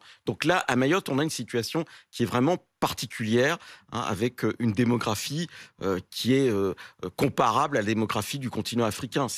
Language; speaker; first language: French; native; French